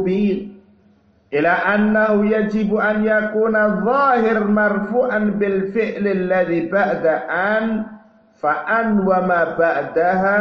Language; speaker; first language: Arabic; non-native, fluent; Indonesian